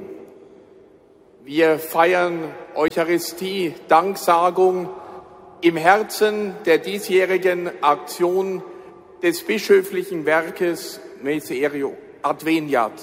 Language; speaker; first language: German; native; German